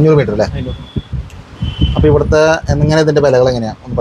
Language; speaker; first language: Malayalam; native; Malayalam